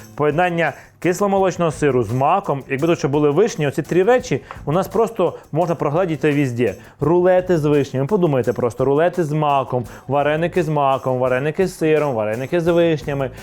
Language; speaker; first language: Ukrainian; non-native, local second language; Russian